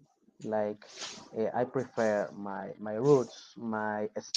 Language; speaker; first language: English; non-native, fluent; Spanish